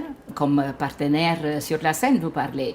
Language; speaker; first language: French; non-native, fluent; Romanian